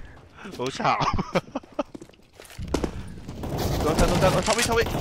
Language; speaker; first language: Cantonese; native; Cantonese